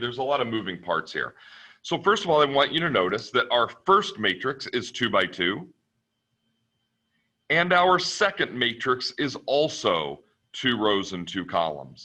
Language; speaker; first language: English; native; English